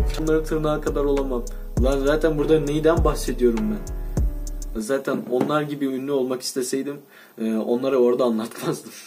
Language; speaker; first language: Turkish; non-native, fluent; Russian